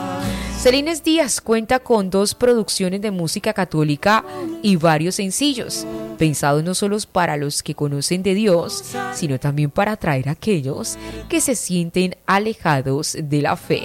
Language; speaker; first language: Spanish; native; Spanish